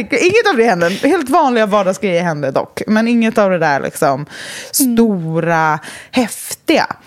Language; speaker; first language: Swedish; native; Swedish